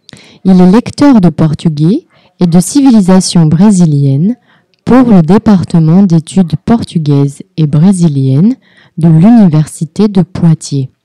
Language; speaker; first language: French; non-native, fluent; Portuguese